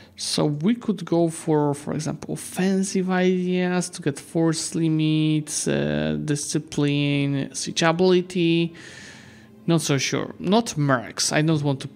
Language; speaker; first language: English; non-native, fluent; Polish